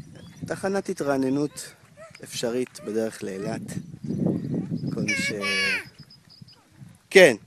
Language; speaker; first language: Hebrew; native; Hebrew